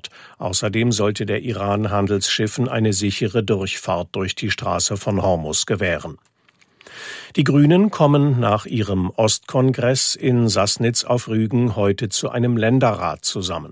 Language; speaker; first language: German; native; German